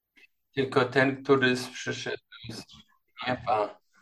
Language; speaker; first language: Polish; non-native, learner; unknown